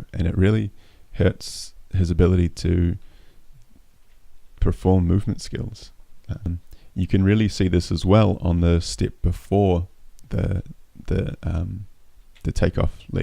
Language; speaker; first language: English; native; English